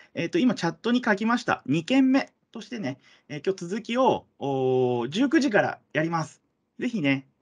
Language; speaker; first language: Japanese; native; Japanese